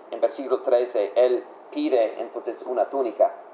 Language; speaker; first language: Spanish; non-native, fluent; English